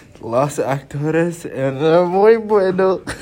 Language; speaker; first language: Spanish; non-native, learner; English